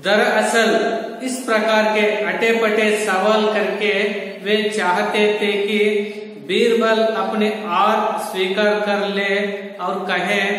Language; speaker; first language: Hindi; non-native, local second language; Kannada